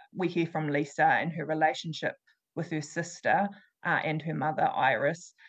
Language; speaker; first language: English; native; English